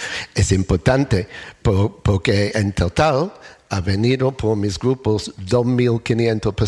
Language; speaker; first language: Spanish; non-native, learner; English